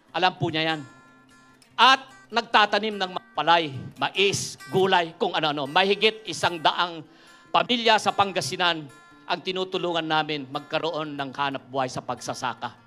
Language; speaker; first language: Filipino; non-native, local second language; Iloko